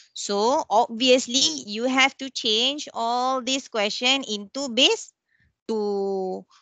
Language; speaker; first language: English; non-native, local second language; Malay